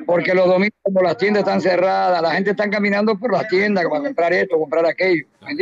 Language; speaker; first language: Spanish; native; Spanish